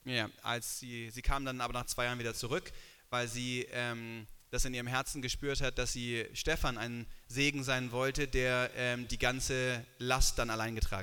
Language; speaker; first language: German; native; German